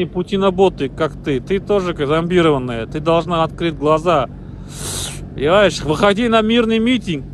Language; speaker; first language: Russian; non-native, local second language; Kazakh